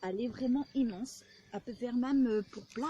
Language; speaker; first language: French; native; French